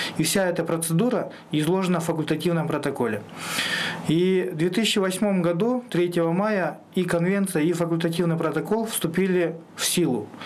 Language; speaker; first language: Russian; non-native, local second language; Kyrgyz